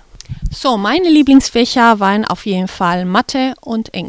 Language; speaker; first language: German; non-native, fluent; Spanish